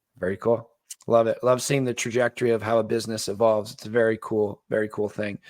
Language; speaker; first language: English; native; English